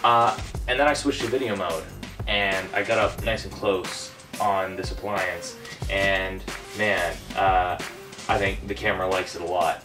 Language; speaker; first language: English; native; English